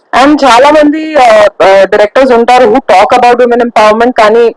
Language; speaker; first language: Telugu; non-native, local second language; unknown